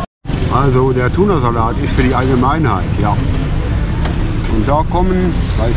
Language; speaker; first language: German; native; German